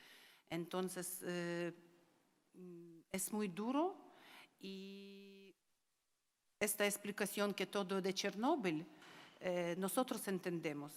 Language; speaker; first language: Spanish; non-native, learner; Ukrainian